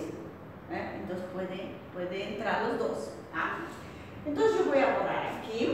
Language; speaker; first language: Spanish; non-native, fluent; Portuguese